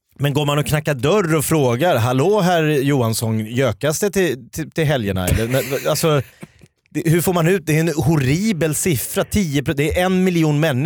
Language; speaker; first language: Swedish; native; Swedish